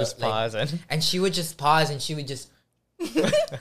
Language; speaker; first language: English; early bilingual, other home language; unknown